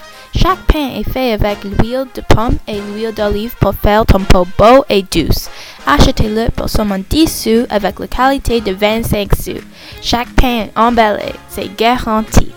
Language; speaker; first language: French; non-native, learner; English